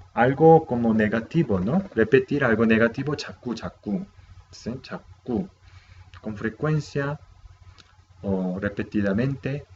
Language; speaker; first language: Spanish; non-native, fluent; Korean